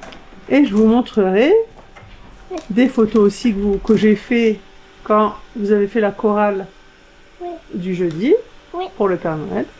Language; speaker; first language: French; native; French